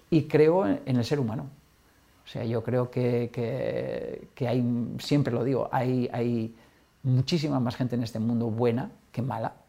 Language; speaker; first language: Spanish; native; Spanish